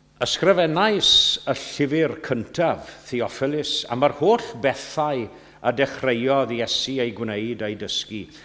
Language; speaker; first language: Welsh; native; Welsh